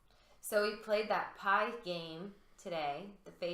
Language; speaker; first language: English; native; English